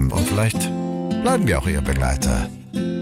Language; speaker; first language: German; native; German